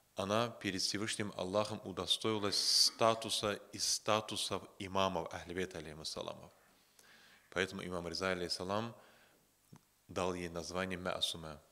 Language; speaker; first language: Russian; non-native, local second language; Azerbaijani